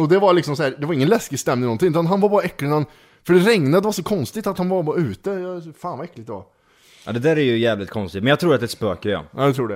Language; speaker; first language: Swedish; native; Swedish